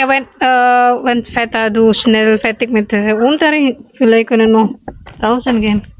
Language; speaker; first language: German; non-native, learner; Indonesian